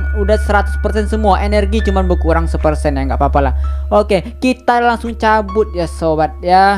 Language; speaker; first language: Indonesian; native; Indonesian